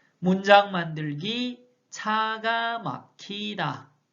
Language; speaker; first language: Korean; non-native, fluent; Chinese